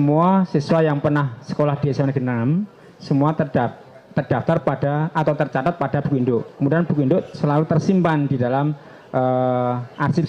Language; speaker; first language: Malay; non-native, local second language; Javanese